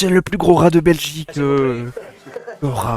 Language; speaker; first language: French; native; French